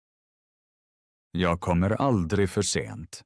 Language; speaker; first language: Swedish; non-native, fluent; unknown